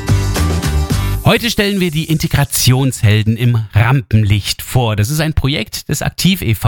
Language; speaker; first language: German; native; German